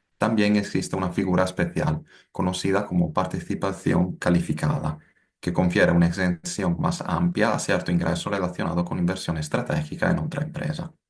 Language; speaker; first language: Spanish; non-native, fluent; Italian